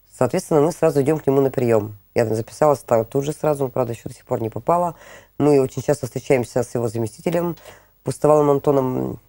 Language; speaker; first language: Russian; native; Russian